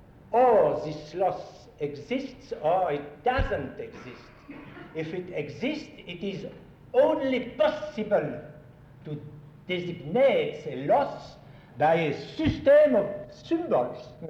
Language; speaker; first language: English; non-native, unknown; French